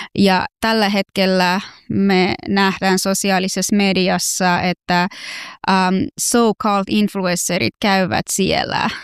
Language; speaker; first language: Finnish; non-native, fluent; Persian